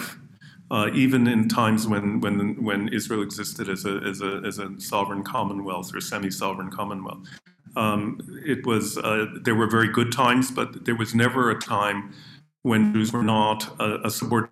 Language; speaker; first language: English; native; English